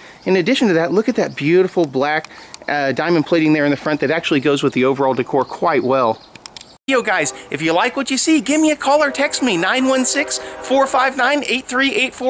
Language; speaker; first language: English; native; English